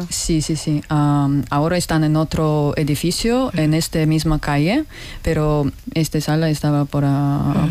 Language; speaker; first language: Spanish; non-native, fluent; Russian